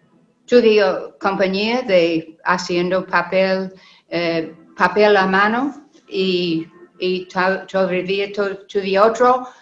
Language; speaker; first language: Spanish; non-native, learner; English